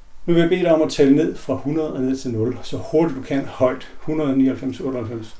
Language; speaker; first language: Danish; native; Danish